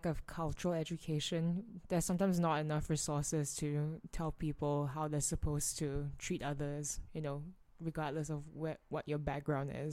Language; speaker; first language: English; native; English